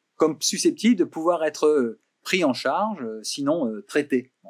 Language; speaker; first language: French; native; French